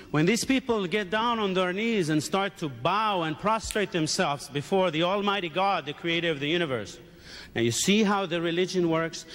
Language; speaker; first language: English; native; English